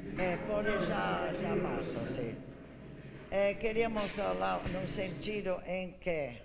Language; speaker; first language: Portuguese; non-native, fluent; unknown